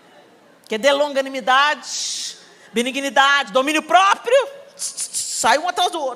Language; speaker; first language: Portuguese; native; Portuguese